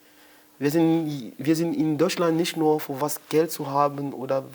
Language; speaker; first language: German; non-native, learner; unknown